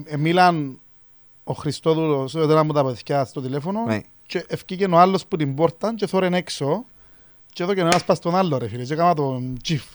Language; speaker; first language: Greek; native; Greek